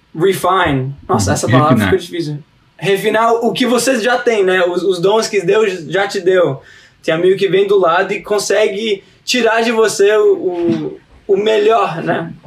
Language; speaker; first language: Portuguese; early bilingual, heritage; Portuguese